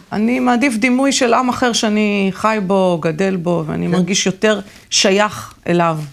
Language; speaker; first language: Hebrew; native; Hebrew